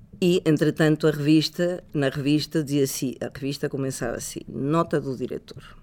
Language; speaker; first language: Portuguese; non-native, fluent; Spanish